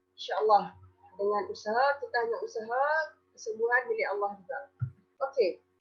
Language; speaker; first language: Malay; native; Malay